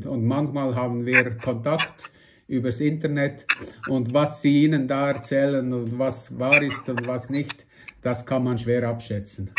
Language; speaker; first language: German; non-native, fluent; Russian